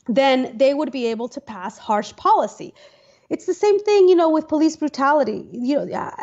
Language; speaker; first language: English; native; English